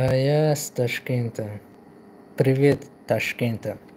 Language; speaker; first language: Russian; non-native, learner; Tajik